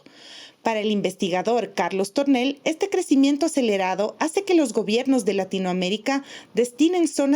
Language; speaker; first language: Spanish; native; Spanish